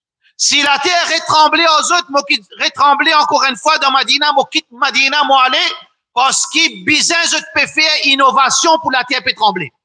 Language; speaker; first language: French; non-native, local second language; Morisyen